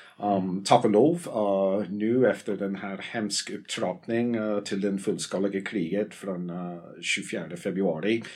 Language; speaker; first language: Swedish; non-native, fluent; English